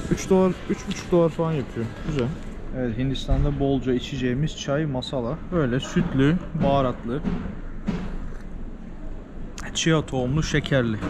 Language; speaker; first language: Turkish; native; Turkish